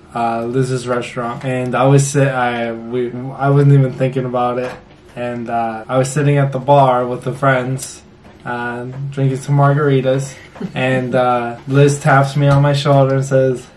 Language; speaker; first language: English; native; English